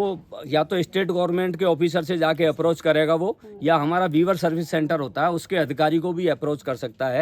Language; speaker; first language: Hindi; native; Hindi